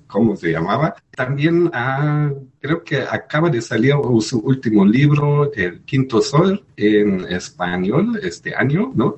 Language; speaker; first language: Spanish; native; Spanish